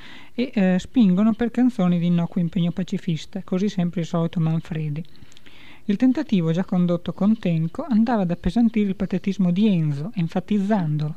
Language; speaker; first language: Italian; native; Italian